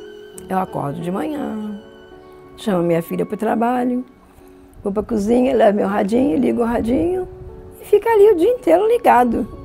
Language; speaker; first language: Portuguese; native; Portuguese